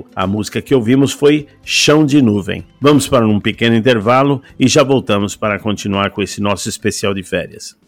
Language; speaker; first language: Portuguese; native; Portuguese